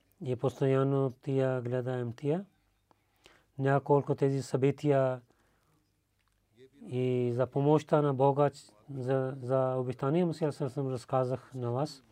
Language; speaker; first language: Bulgarian; non-native, learner; Urdu